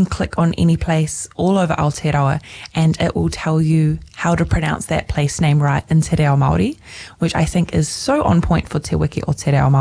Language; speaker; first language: English; native; English